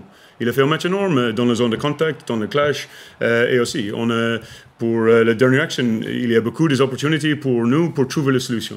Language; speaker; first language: French; non-native, learner; English